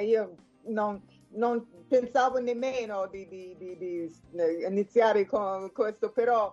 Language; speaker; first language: Italian; non-native, fluent; English